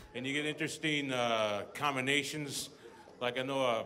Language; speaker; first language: English; native; English